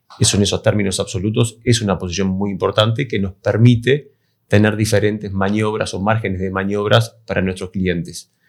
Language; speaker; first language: Spanish; native; Spanish